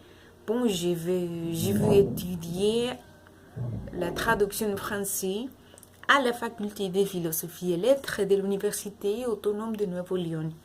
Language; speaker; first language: French; non-native, learner; Spanish